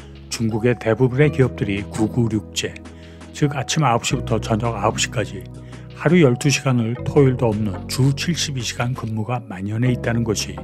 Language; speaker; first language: Korean; native; Korean